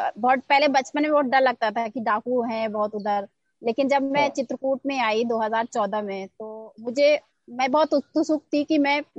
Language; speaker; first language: Hindi; native; Hindi